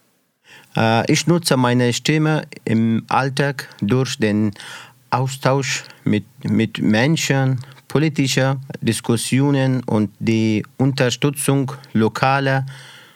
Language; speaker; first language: German; non-native, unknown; Persian